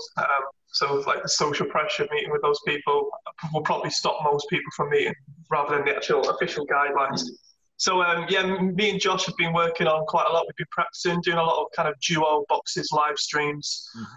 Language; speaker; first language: English; native; English